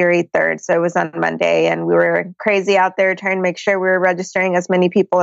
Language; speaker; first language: English; native; English